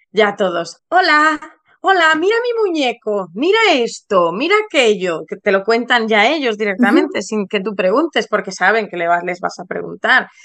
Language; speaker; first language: Spanish; native; Spanish